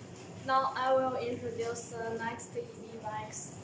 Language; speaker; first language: English; non-native, learner; Chinese